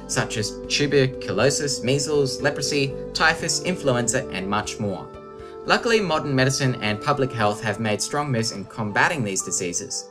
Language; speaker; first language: English; native; English